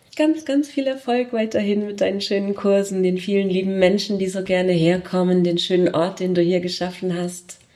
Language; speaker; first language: German; native; German